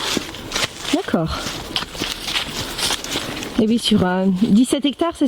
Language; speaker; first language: French; native; French